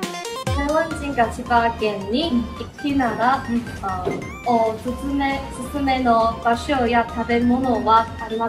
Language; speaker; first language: Japanese; non-native, learner; Chinese